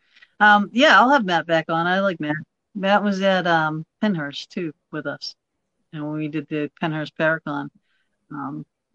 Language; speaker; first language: English; native; English